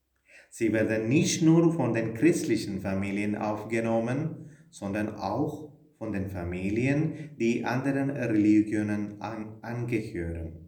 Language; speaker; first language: German; non-native, fluent; Malayalam